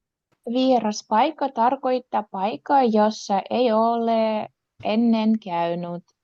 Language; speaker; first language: Finnish; non-native, learner; Russian